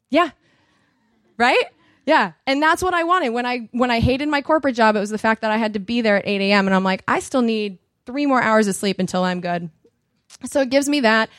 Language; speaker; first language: English; native; English